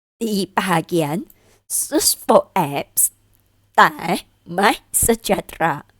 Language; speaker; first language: Malay; non-native, local second language; Chinese